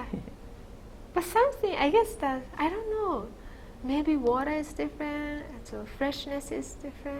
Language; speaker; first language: English; non-native, fluent; Japanese